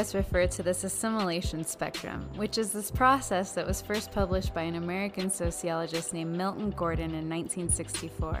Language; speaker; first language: English; native; English